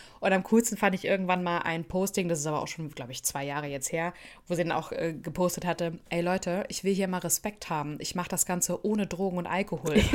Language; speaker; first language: German; native; German